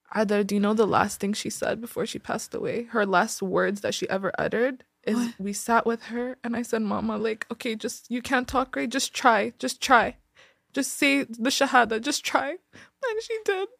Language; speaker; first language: English; early bilingual, other home language; Tigrinya